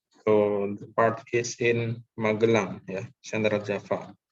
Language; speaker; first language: English; non-native, local second language; Indonesian